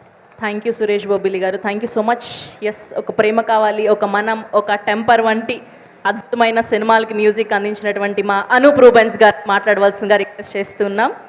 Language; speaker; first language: Telugu; native; Telugu